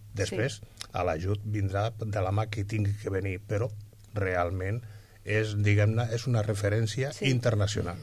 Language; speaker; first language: Catalan; non-native, local second language; Spanish